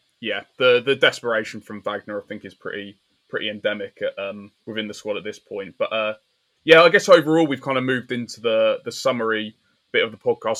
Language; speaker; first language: English; native; English